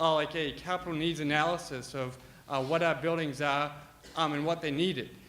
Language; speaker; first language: English; native; English